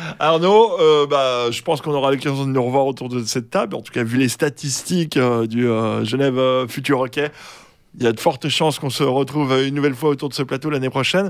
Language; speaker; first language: French; native; French